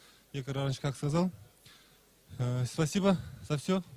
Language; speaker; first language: Russian; non-native, local second language; Kazakh